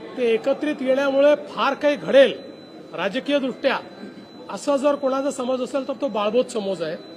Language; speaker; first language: Marathi; native; Marathi